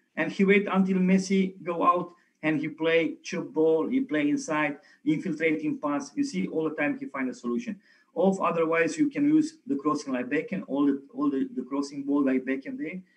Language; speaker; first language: English; non-native, fluent; Romanian